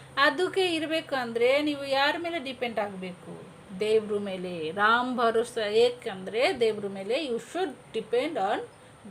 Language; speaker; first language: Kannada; non-native, local second language; Hindi